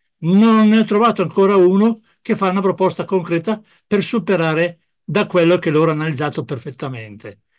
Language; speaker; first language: Italian; native; Italian